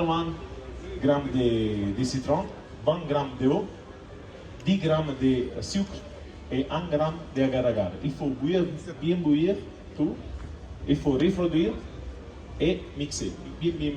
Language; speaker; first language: French; non-native, learner; Italian